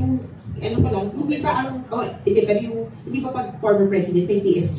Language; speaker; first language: Filipino; native; Filipino